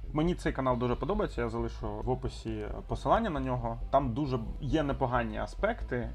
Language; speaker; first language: Ukrainian; non-native, local second language; Russian